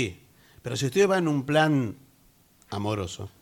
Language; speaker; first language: Spanish; native; Spanish